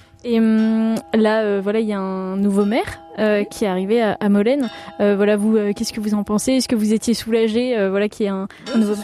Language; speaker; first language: French; native; French